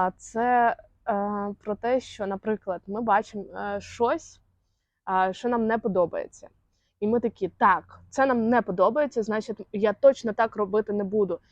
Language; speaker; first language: Ukrainian; non-native, local second language; Russian